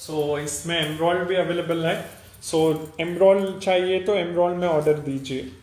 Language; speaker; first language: Hindi; non-native, local second language; Telugu